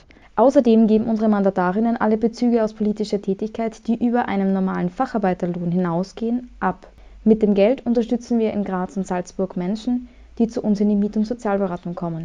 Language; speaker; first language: German; native; German